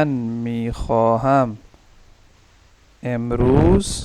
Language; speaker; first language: Persian; non-native, learner; Urdu